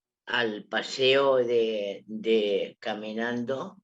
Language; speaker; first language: Spanish; non-native, local second language; Catalan